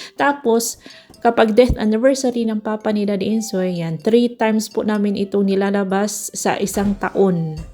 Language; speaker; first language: Filipino; non-native, local second language; Cebuano